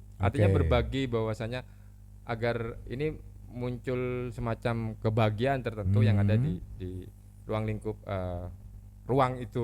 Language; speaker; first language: Indonesian; non-native, local second language; Javanese